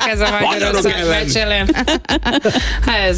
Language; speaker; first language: Hungarian; non-native, learner; Portuguese